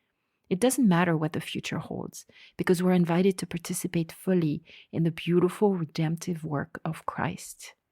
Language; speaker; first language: English; non-native, fluent; French